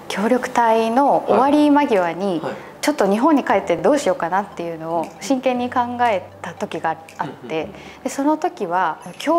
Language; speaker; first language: Japanese; native; Japanese